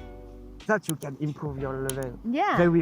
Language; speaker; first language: English; non-native, fluent; French